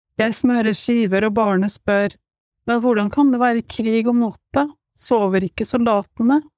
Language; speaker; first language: Norwegian; native; Norwegian